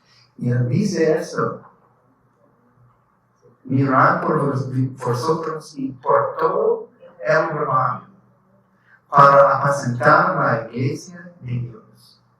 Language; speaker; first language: Spanish; non-native, learner; English